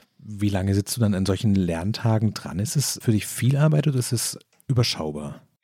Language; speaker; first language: German; native; German